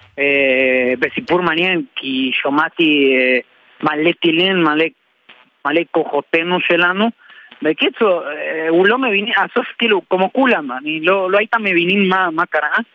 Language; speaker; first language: Hebrew; non-native, learner; Spanish